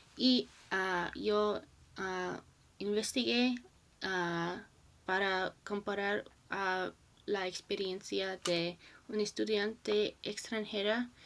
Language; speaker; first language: Spanish; non-native, learner; English